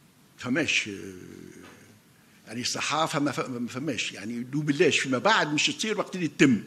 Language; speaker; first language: Arabic; native; Arabic